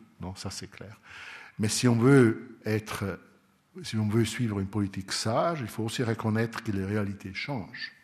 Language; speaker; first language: French; non-native, local second language; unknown